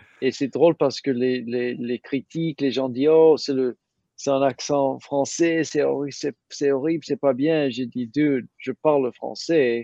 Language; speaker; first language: French; non-native, learner; English